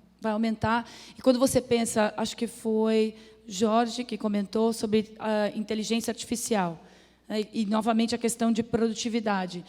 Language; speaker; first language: Portuguese; native; Portuguese